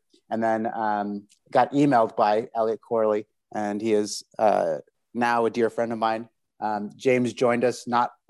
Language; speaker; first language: English; native; English